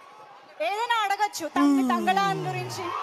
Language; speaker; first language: Telugu; native; Telugu